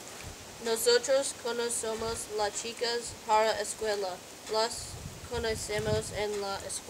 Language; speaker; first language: Spanish; non-native, learner; English